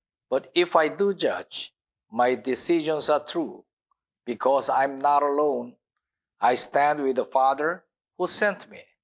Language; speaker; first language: English; non-native, fluent; Korean